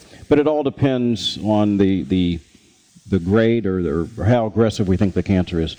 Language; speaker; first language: English; native; English